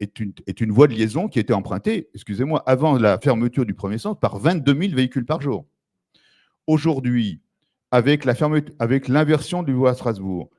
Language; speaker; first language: French; native; French